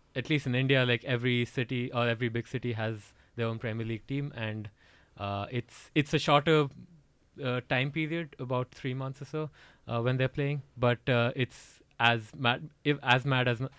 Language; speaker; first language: English; non-native, local second language; Odia